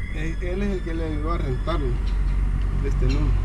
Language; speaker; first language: Spanish; native; Spanish